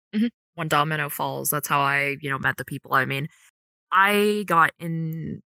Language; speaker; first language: English; native; English